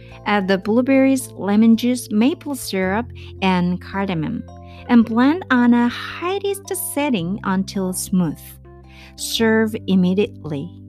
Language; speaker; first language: English; non-native, fluent; Korean